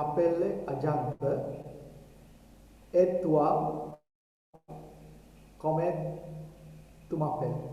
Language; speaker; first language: French; non-native, learner; Sinhala